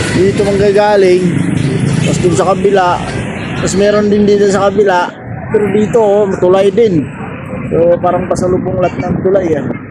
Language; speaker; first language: Filipino; native; Filipino